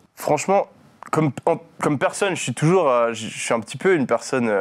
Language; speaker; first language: French; native; French